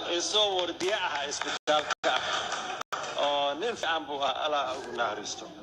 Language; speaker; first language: Somali; non-native, fluent; English